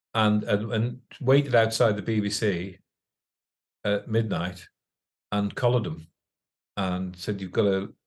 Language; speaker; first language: English; native; English